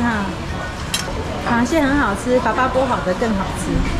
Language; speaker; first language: Chinese; native; Chinese